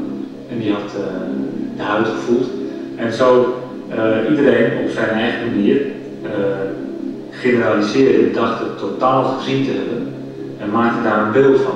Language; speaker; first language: Dutch; native; Dutch